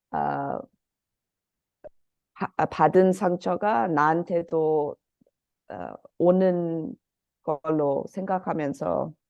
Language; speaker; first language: Korean; early bilingual, heritage; Korean